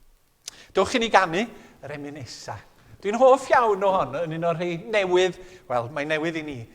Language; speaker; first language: Welsh; native; Welsh